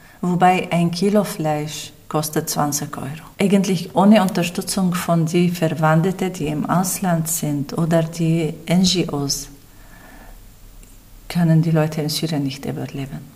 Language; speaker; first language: German; non-native, fluent; Arabic